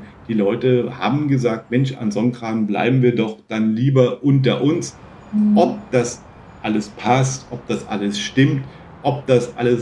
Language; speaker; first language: German; native; German